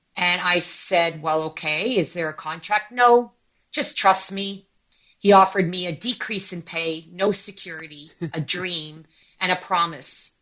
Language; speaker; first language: English; native; English